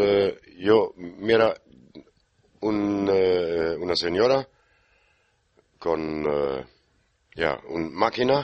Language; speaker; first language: Spanish; non-native, learner; German